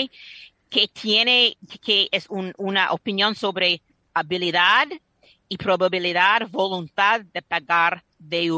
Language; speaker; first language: Spanish; non-native, fluent; English